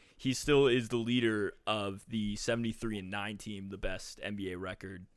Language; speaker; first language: English; native; English